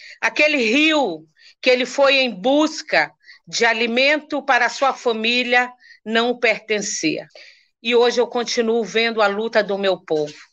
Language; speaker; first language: Portuguese; non-native, local second language; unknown